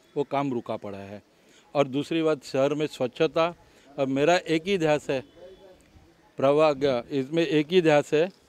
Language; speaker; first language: Hindi; non-native, local second language; Marathi